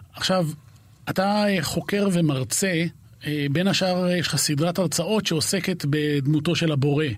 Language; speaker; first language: Hebrew; native; Hebrew